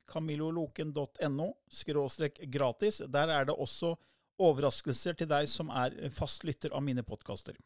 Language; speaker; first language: Norwegian; native; Norwegian